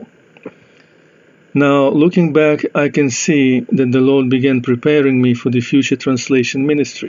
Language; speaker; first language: English; non-native, fluent; Russian